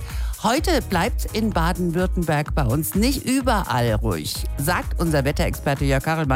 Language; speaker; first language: German; native; German